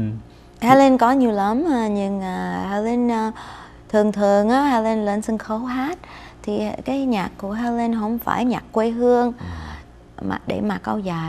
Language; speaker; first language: Vietnamese; non-native, fluent; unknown